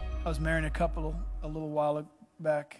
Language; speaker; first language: English; native; English